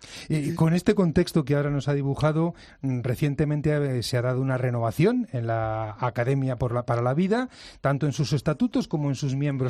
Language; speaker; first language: Spanish; native; Spanish